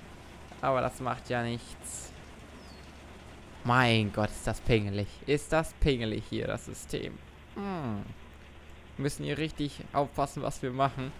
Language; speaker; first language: German; native; German